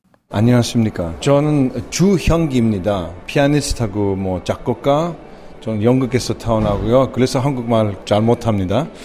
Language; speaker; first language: Korean; early bilingual, heritage; English